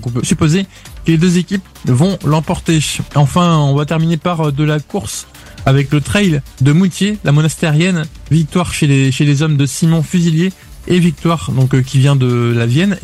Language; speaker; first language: French; native; French